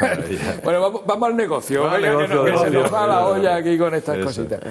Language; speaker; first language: Spanish; native; Spanish